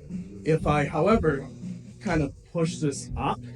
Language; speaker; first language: English; native; English